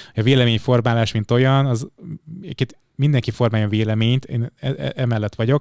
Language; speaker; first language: Hungarian; native; Hungarian